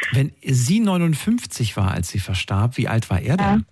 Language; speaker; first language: German; native; German